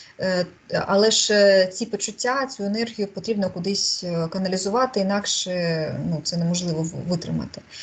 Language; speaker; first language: Ukrainian; non-native, local second language; Russian